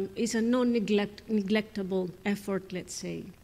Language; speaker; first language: English; non-native, fluent; Greek